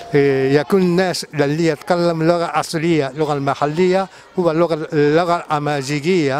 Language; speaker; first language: Arabic; non-native, learner; Japanese